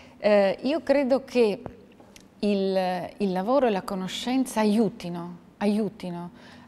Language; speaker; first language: Italian; native; Italian